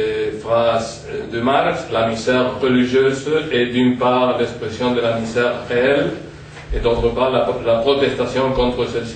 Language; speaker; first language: French; non-native, fluent; Spanish